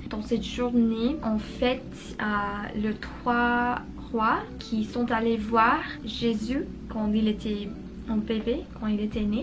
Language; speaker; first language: French; non-native, learner; Spanish